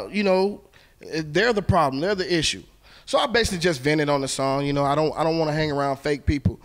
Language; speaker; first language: English; native; English